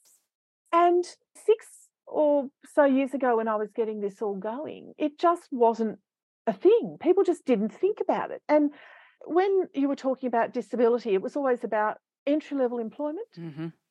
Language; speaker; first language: English; native; English